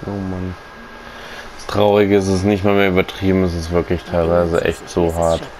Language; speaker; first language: German; native; German